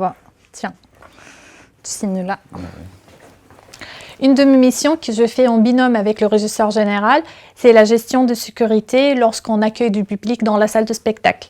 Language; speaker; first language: French; non-native, fluent; Arabic